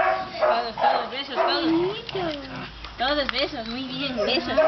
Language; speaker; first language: Spanish; native; Spanish